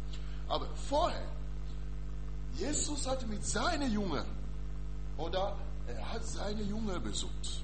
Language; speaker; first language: German; non-native, learner; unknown